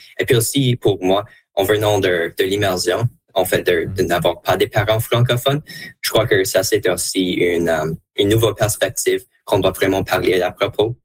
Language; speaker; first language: French; non-native, local second language; English